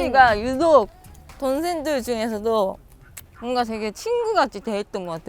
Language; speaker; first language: Korean; non-native, fluent; Japanese